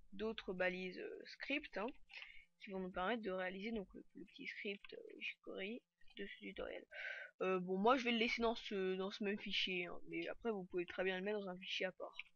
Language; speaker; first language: French; native; French